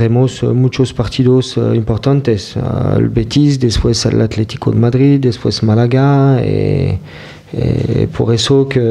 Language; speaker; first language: Spanish; non-native, fluent; French